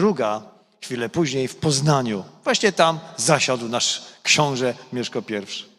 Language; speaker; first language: Polish; native; Polish